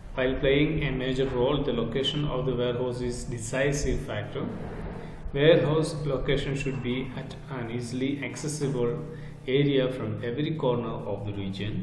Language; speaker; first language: English; non-native, local second language; Malayalam